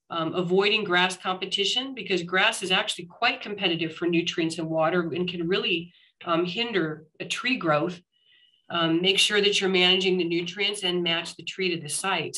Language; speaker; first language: English; native; English